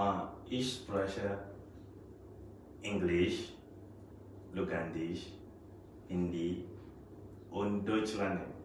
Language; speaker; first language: German; non-native, learner; Ganda